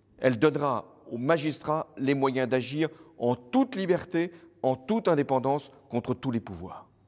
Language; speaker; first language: French; native; French